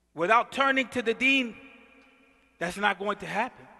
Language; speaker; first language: English; native; English